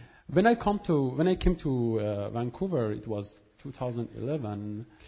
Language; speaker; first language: English; non-native, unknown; Kurdish